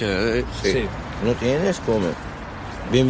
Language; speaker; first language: Spanish; non-native, learner; Arabic